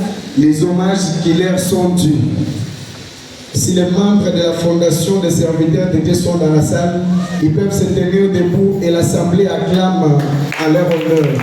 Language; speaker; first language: French; non-native, local second language; Luba-Lulua